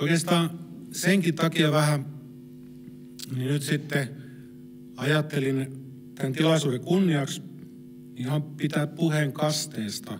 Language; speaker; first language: Finnish; native; Finnish